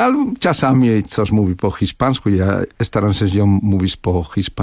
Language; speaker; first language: Polish; non-native, fluent; Spanish